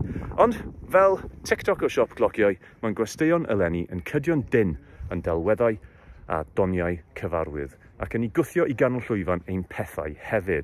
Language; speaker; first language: Welsh; native; Welsh